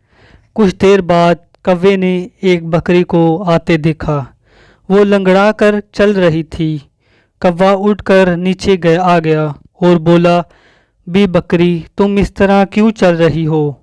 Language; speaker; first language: Urdu; native; Urdu